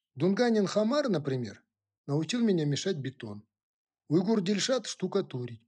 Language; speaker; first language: Russian; non-native, local second language; Kazakh